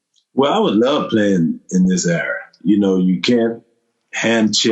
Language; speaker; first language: English; native; English